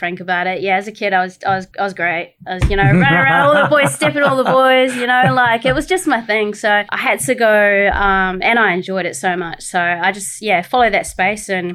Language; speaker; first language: English; native; English